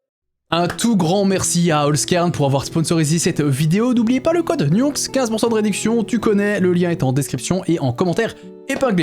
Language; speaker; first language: French; native; French